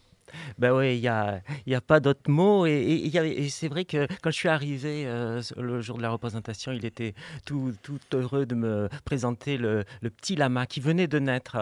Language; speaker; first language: French; native; French